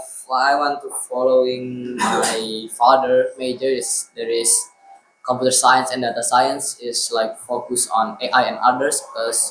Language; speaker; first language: English; non-native, learner; Indonesian